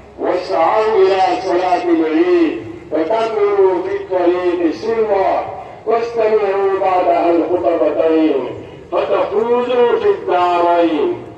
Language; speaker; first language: Arabic; non-native, fluent; Urdu